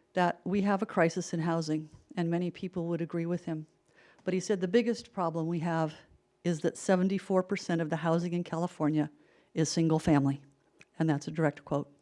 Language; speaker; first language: English; native; English